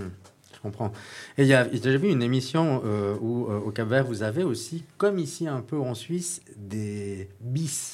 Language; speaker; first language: French; native; French